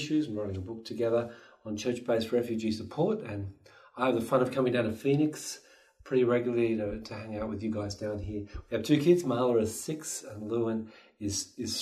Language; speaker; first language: English; native; English